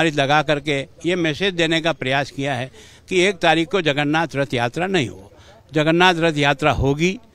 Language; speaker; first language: Hindi; native; Hindi